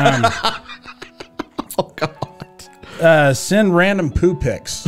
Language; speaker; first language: English; native; English